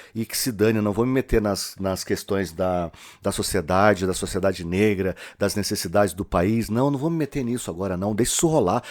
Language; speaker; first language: Portuguese; native; Portuguese